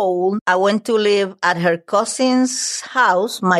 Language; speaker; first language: English; non-native, fluent; Spanish